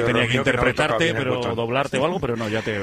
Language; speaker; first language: Spanish; native; Spanish